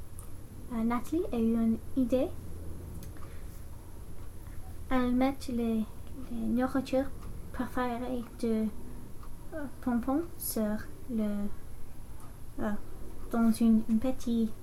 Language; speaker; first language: French; non-native, learner; English